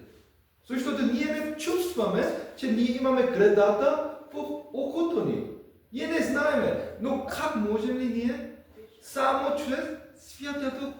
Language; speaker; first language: Bulgarian; non-native, learner; Korean